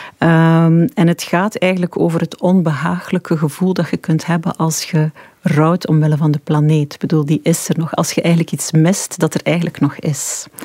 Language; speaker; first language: Dutch; native; Dutch